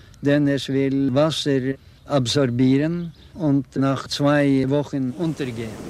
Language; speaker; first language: German; non-native, fluent; Norwegian